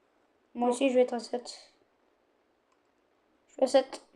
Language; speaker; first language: French; native; French